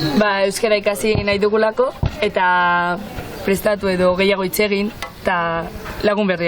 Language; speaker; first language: Basque; non-native, learner; Spanish